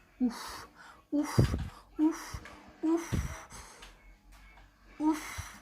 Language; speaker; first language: French; native; French